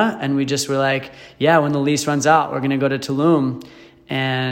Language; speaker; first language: English; native; English